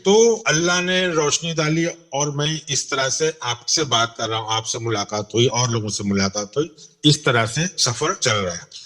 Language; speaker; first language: Urdu; non-native, local second language; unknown